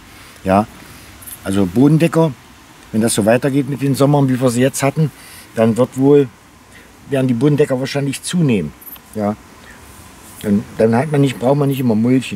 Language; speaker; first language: German; native; German